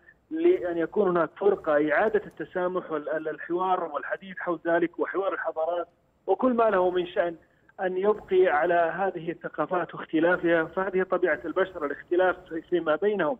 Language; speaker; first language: Arabic; native; Arabic